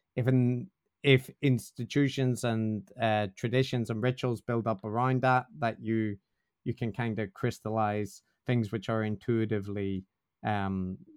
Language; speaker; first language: English; native; English